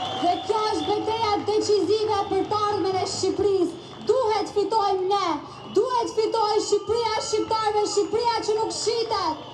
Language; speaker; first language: Albanian; native; Albanian